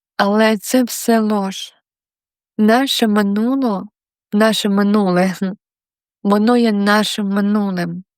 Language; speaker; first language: Ukrainian; non-native, local second language; Russian